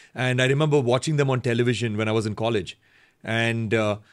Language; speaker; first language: English; native; English